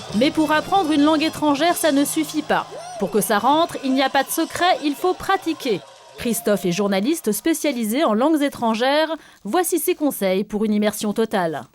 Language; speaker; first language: French; native; French